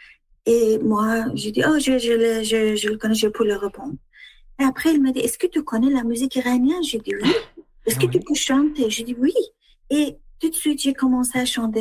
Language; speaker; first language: French; non-native, learner; Persian